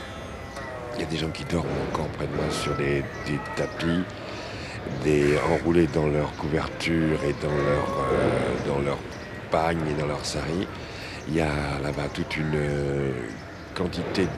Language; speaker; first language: French; native; French